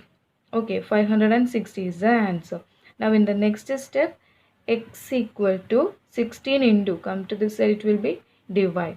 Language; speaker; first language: English; non-native, local second language; Malayalam